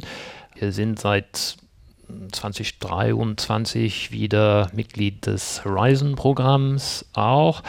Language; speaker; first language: German; non-native, fluent; English